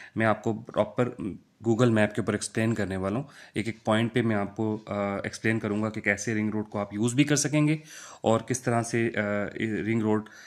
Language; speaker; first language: Urdu; non-native, local second language; Punjabi